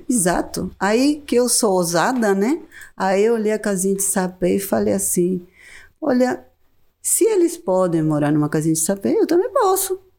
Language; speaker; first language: Portuguese; non-native, fluent; Spanish